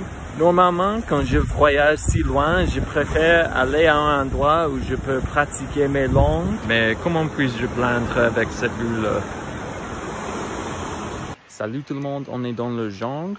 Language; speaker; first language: French; non-native, fluent; English